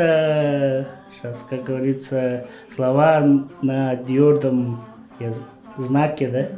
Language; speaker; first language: Russian; non-native, local second language; Tuvinian